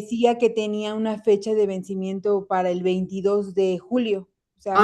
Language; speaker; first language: Spanish; native; Spanish